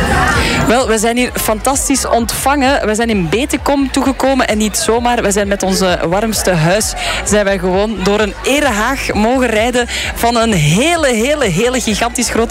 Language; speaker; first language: Dutch; native; Dutch